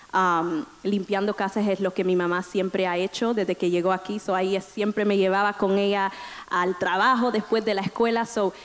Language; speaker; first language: Spanish; early bilingual, heritage; Spanish